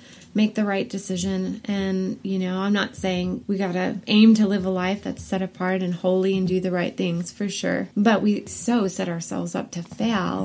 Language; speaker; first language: English; native; English